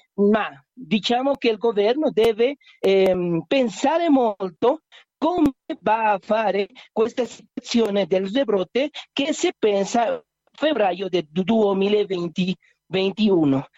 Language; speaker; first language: Italian; non-native, learner; Spanish